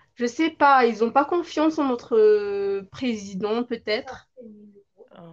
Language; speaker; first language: French; non-native, local second language; Malagasy